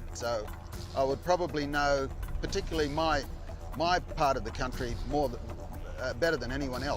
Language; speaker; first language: English; native; English